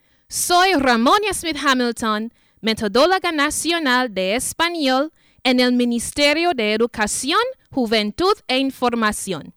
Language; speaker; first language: Spanish; non-native, fluent; English